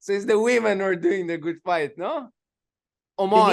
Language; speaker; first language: English; non-native, local second language; Filipino